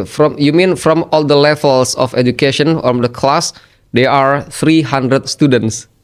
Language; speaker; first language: English; non-native, fluent; Indonesian